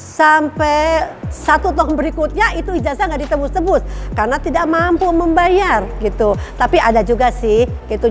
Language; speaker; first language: Indonesian; native; Indonesian